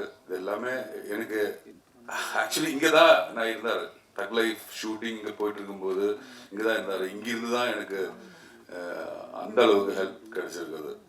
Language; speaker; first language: Tamil; non-native, learner; Malayalam